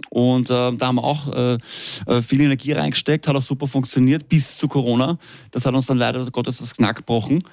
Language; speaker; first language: German; native; German